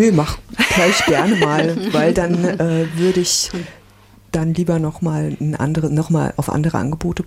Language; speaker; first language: German; native; German